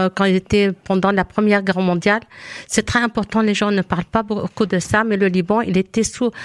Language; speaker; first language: French; non-native, local second language; Arabic